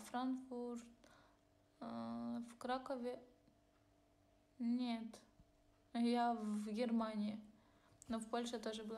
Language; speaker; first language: Russian; non-native, local second language; Ukrainian